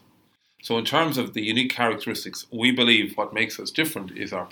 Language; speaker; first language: English; native; English